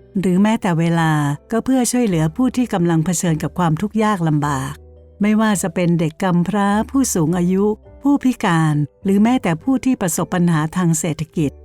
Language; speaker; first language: Thai; native; Thai